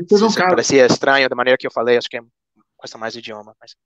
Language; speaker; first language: Portuguese; non-native, fluent; English